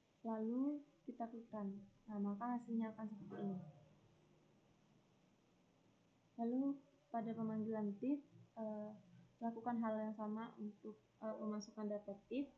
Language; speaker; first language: Indonesian; native; Indonesian